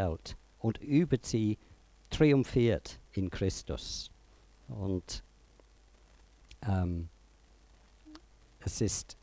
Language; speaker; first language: German; non-native, fluent; English